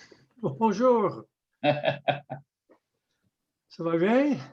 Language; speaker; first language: French; non-native, fluent; English